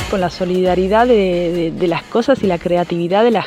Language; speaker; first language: Spanish; native; Spanish